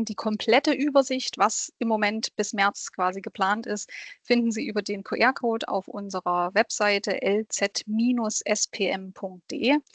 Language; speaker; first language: German; native; German